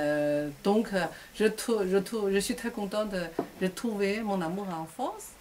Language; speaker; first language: French; non-native, learner; Chinese